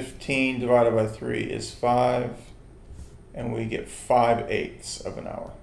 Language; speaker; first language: English; native; English